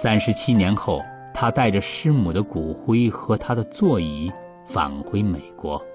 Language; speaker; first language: Chinese; native; Chinese